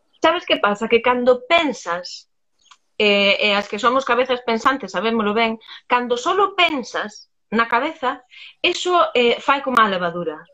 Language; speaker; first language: Galician; native; Galician